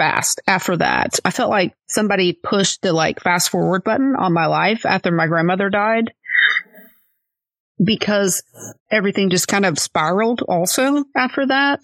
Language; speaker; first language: English; native; English